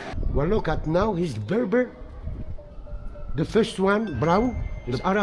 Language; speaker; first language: English; non-native, learner; Arabic